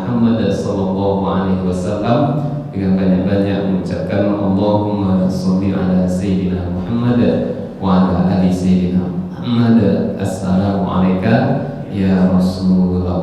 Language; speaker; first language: Malay; native; Malay